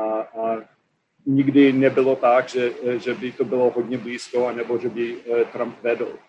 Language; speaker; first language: Czech; non-native, fluent; English